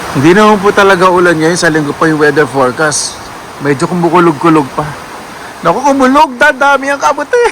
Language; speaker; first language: Filipino; native; Filipino